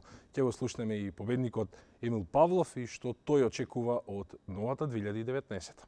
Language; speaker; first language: Macedonian; native; Macedonian